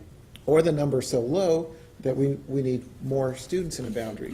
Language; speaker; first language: English; native; English